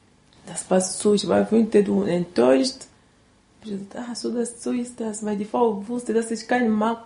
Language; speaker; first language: German; non-native, learner; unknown